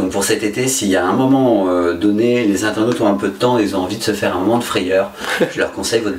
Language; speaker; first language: French; native; French